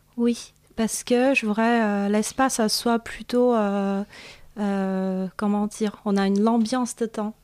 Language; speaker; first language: French; non-native, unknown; Chinese